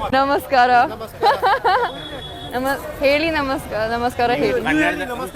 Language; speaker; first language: Kannada; non-native, learner; English